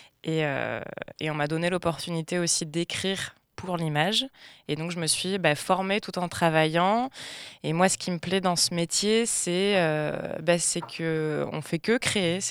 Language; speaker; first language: French; native; French